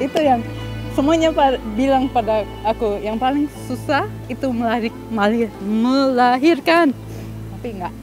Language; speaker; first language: Indonesian; non-native, fluent; English